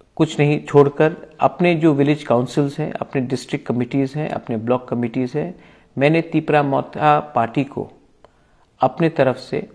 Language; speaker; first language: Hindi; non-native, local second language; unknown